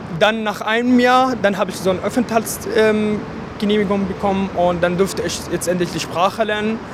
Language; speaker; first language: German; non-native, fluent; Arabic